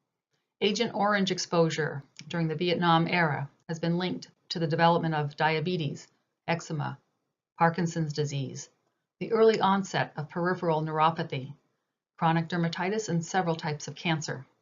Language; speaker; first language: English; native; English